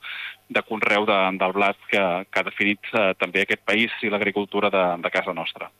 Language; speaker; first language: Catalan; native; Catalan